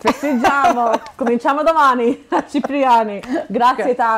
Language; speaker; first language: Italian; non-native, fluent; English